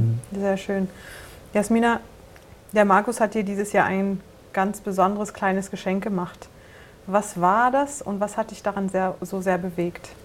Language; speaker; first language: German; native; German